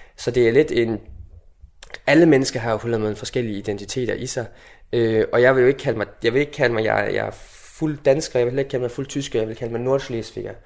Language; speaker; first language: Danish; native; Danish